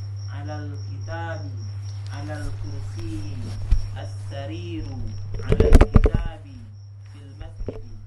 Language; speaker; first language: Arabic; non-native, learner; Indonesian